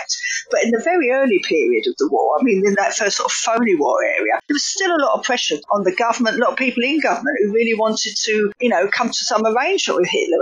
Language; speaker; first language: English; native; English